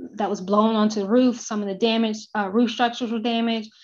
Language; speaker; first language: English; native; English